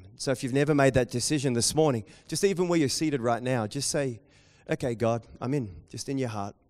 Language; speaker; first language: English; native; English